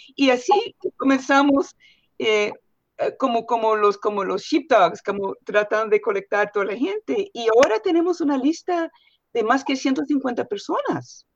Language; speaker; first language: Spanish; non-native, fluent; English